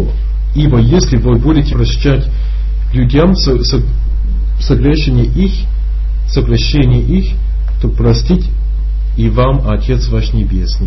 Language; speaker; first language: Russian; non-native, fluent; English